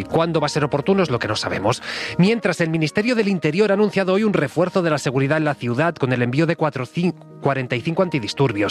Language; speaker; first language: Spanish; native; Spanish